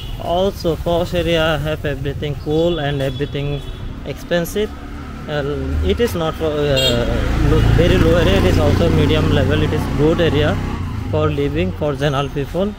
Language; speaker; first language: English; non-native, learner; Bangla